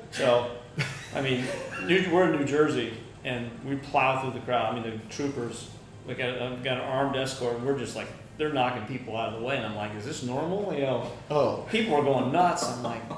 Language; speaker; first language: English; native; English